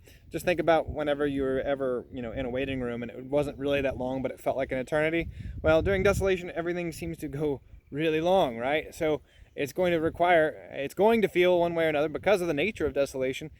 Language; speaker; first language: English; native; English